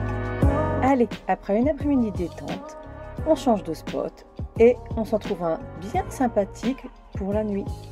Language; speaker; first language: French; native; French